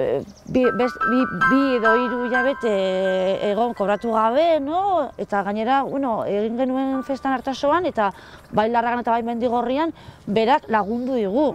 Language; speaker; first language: Basque; non-native, local second language; Spanish